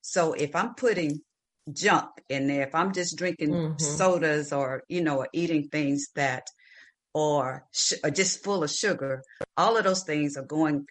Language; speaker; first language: English; native; English